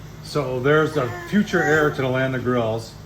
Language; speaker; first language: English; native; English